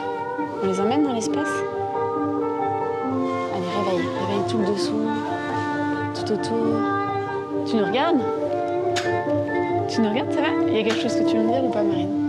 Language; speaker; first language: French; native; French